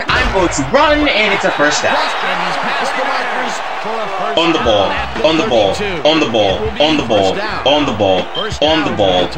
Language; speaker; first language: English; native; English